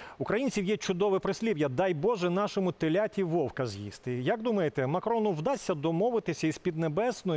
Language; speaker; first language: Ukrainian; native; Ukrainian